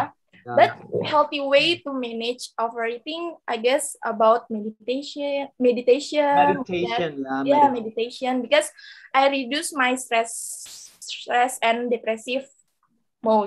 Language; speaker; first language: English; non-native, local second language; Indonesian